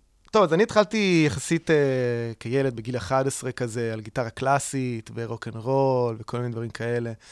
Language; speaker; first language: Hebrew; non-native, fluent; Italian